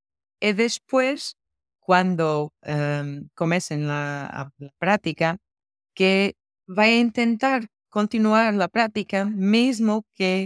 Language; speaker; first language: Spanish; non-native, fluent; Portuguese